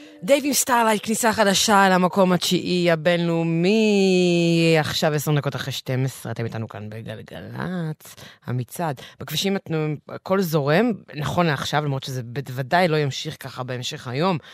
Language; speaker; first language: Hebrew; native; Hebrew